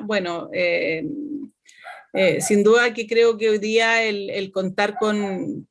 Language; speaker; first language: Spanish; native; Spanish